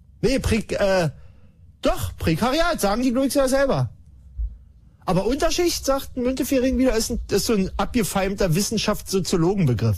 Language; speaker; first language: German; native; German